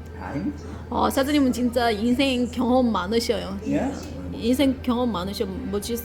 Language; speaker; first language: Korean; non-native, local second language; Chinese